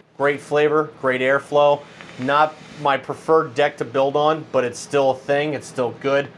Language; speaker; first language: English; native; English